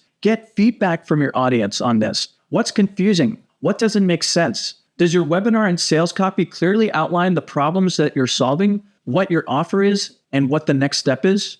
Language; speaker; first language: English; native; English